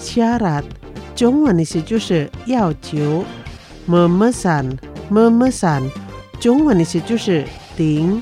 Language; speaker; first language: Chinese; early bilingual, heritage; Chinese